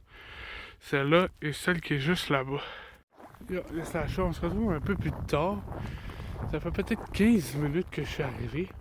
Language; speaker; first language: French; native; French